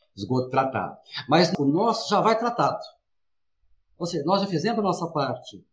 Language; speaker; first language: Portuguese; native; Portuguese